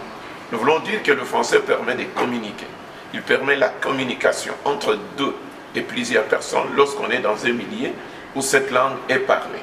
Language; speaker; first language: French; non-native, local second language; Lingala